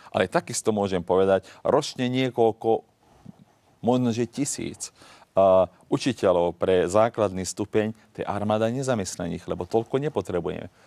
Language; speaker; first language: Slovak; non-native, local second language; Hungarian